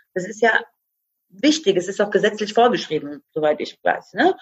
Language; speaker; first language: German; non-native, fluent; Croatian